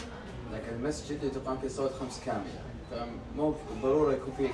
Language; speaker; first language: Arabic; native; Arabic